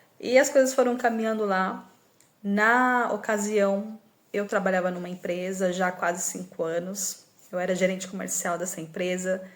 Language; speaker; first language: Portuguese; native; Portuguese